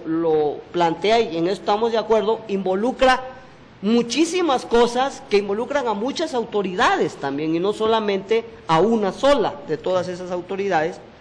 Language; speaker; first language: Spanish; native; Spanish